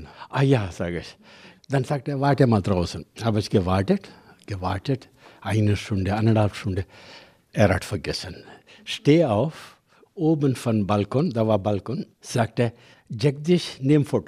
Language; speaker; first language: German; non-native, learner; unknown